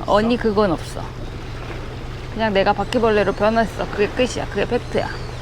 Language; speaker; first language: Korean; native; Korean